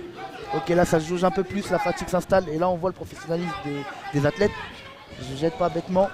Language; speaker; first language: French; native; French